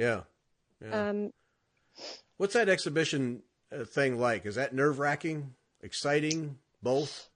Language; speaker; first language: English; native; English